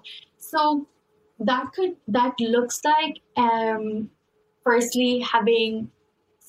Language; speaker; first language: English; non-native, local second language; Urdu